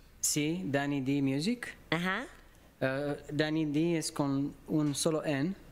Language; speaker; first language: Spanish; non-native, learner; Romanian